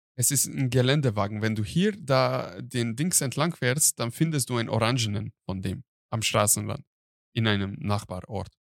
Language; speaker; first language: German; non-native, fluent; Hungarian